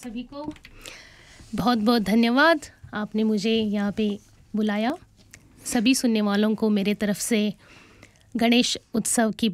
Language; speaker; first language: Hindi; non-native, local second language; Kannada